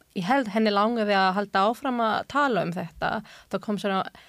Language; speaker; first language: Icelandic; non-native, learner; Urdu